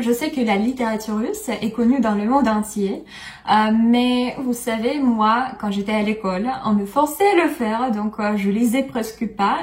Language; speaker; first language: French; non-native, fluent; Russian